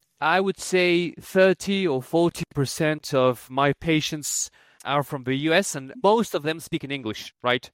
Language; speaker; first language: English; non-native, fluent; Spanish